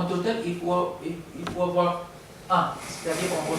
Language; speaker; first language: French; non-native, learner; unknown